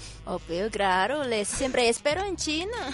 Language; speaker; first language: Spanish; non-native, fluent; Chinese